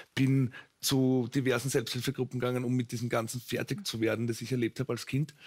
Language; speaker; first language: German; native; German